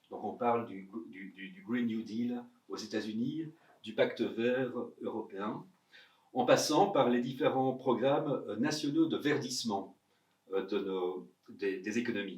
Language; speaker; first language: French; native; French